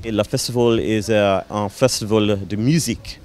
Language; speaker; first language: French; non-native, learner; English